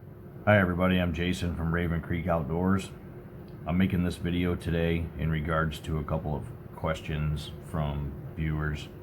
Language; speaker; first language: English; native; English